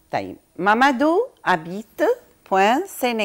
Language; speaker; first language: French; non-native, fluent; Arabic